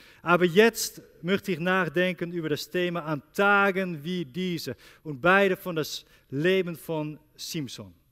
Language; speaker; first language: German; non-native, learner; Dutch